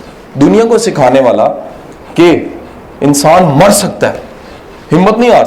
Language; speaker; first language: Urdu; native; Urdu